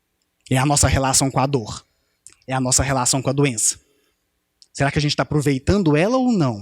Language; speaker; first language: Portuguese; native; Portuguese